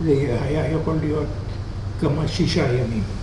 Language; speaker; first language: Hebrew; non-native, fluent; Hungarian